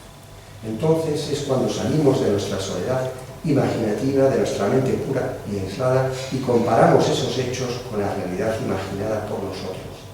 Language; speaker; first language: Spanish; native; Spanish